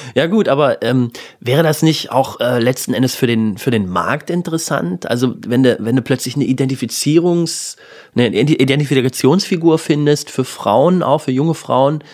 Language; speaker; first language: German; native; German